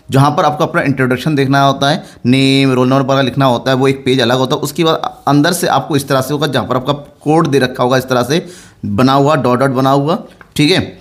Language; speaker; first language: Hindi; native; Hindi